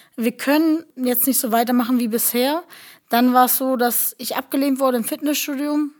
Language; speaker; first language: German; native; German